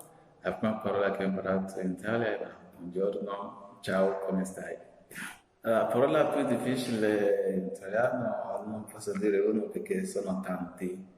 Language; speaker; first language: Italian; non-native, fluent; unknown